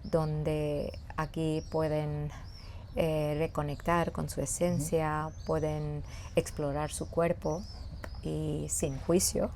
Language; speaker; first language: Spanish; non-native, fluent; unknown